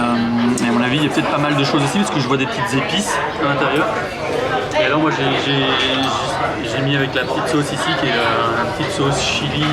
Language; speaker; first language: French; native; French